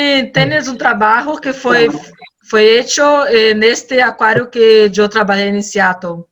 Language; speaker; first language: Spanish; non-native, learner; Portuguese